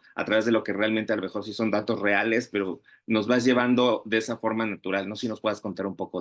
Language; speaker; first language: Spanish; native; Spanish